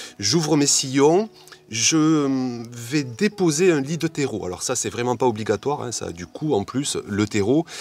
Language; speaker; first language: French; native; French